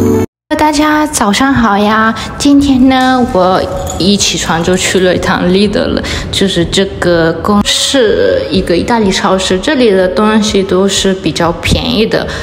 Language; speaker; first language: Chinese; early bilingual, heritage; Chinese